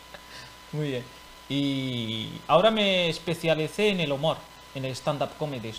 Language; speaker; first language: Spanish; non-native, fluent; Arabic